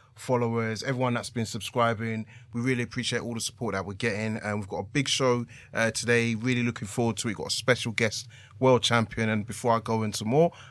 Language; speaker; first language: English; early bilingual, other home language; Akan